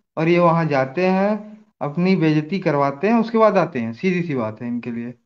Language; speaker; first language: Hindi; native; Hindi